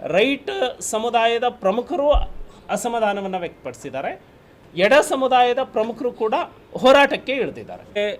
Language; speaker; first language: Kannada; non-native, local second language; Lambadi